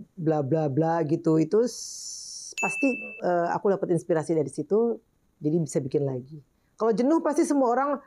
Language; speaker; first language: Indonesian; native; Indonesian